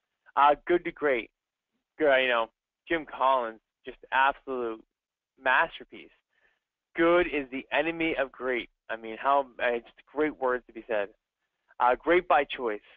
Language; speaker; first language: English; native; English